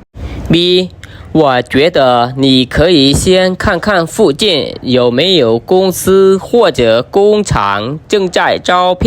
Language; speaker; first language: Chinese; non-native, fluent; Khmer